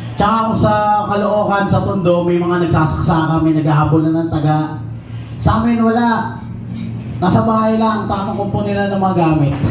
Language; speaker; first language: Filipino; native; Filipino